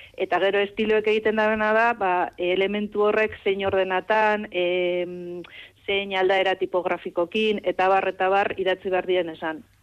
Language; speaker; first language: Basque; native; Basque